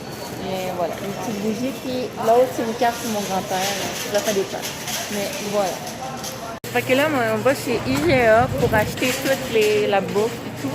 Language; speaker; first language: French; native; French